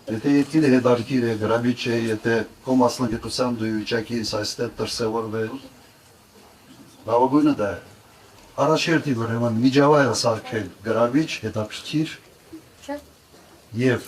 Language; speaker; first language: Armenian; native; Armenian